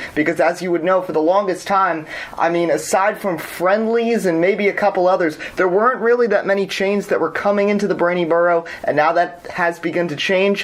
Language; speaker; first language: English; native; English